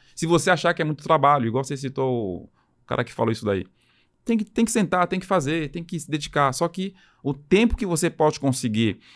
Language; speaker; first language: Portuguese; non-native, fluent; French